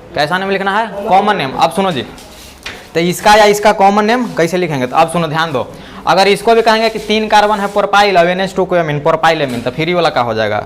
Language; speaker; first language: Hindi; native; Hindi